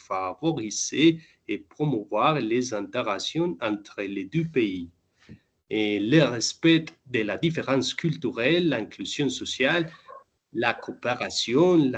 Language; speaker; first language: French; non-native, learner; Spanish